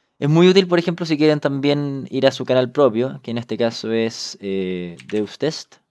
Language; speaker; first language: Spanish; native; Spanish